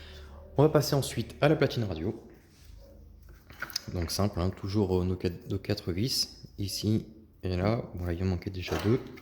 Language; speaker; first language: French; native; French